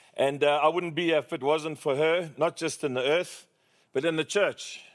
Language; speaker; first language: English; native; English